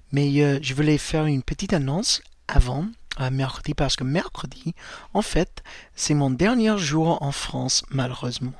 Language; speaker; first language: French; non-native, fluent; English